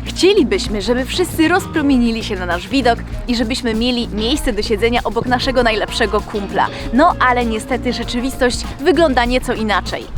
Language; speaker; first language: Polish; native; Polish